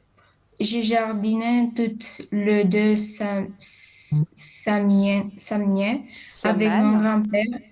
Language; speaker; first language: French; non-native, learner; Romanian